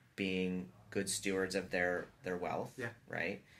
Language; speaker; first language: English; native; English